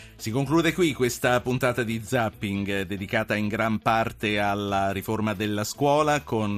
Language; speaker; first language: Italian; native; Italian